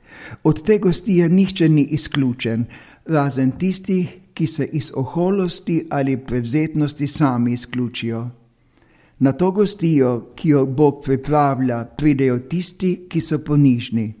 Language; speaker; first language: Slovenian; native; Slovenian